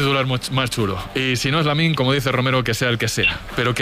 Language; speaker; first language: Spanish; native; Spanish